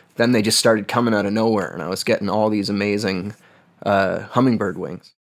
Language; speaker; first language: English; native; English